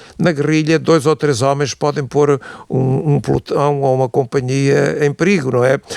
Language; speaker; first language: Portuguese; native; Portuguese